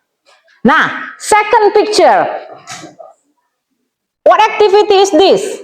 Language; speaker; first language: English; non-native, learner; Indonesian